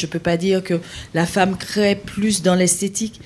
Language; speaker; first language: French; native; French